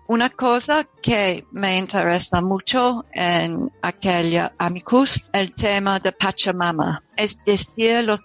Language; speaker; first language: Spanish; non-native, learner; English